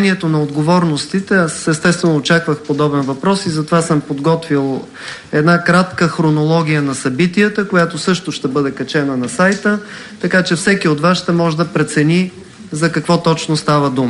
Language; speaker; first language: Bulgarian; native; Bulgarian